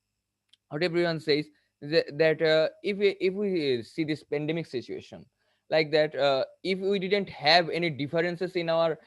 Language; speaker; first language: English; non-native, local second language; Bangla